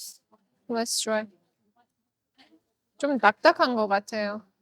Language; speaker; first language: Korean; non-native, learner; Azerbaijani